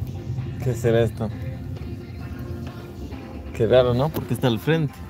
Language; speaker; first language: Spanish; native; Spanish